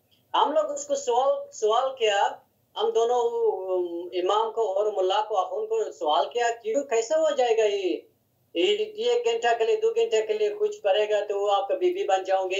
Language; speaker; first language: Hindi; non-native, learner; Hazaragi